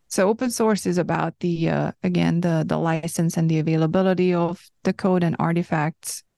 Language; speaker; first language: English; non-native, fluent; Hungarian